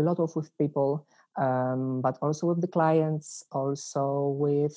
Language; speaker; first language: English; non-native, fluent; Polish